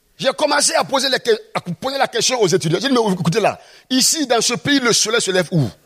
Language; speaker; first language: French; non-native, local second language; Mossi